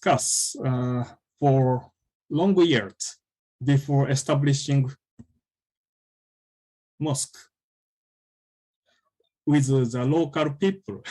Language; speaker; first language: English; non-native, fluent; Japanese